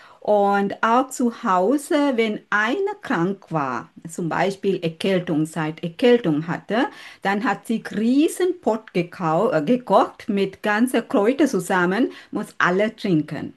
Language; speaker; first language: German; non-native, learner; Sinhala